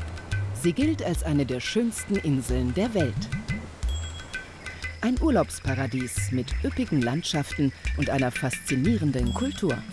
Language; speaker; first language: German; native; German